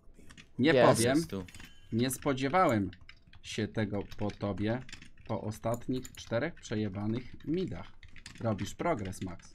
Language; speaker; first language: Polish; native; Polish